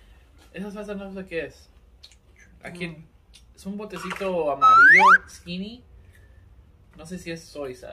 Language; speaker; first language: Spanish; early bilingual, heritage; Spanish